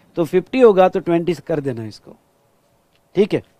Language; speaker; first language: Hindi; non-native, local second language; Marathi